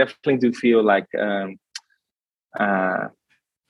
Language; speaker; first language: English; native; English